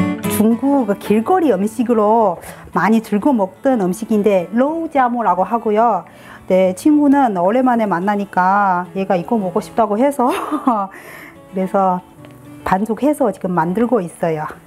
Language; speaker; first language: Korean; non-native, fluent; Chinese